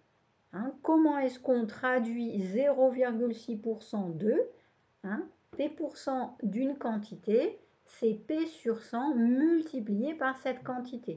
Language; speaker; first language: French; native; French